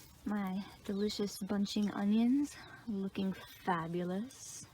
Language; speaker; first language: English; native; English